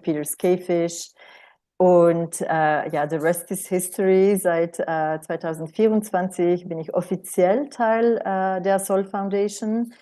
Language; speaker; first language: German; non-native, fluent; Romanian